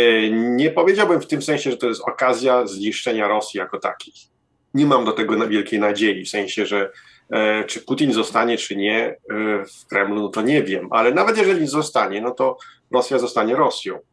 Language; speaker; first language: Polish; early bilingual, heritage; Polish